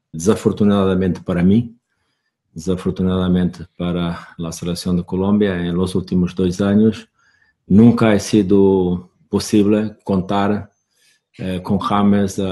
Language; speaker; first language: Spanish; non-native, fluent; Portuguese